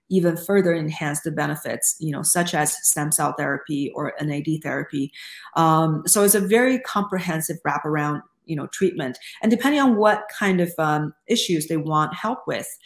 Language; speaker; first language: English; non-native, fluent; Chinese